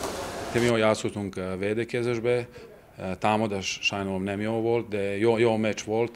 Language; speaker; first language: Hungarian; non-native, learner; Serbian